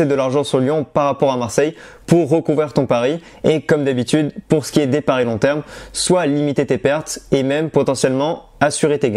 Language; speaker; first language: French; native; French